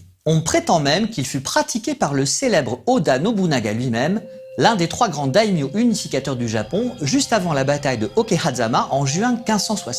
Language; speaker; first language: French; native; French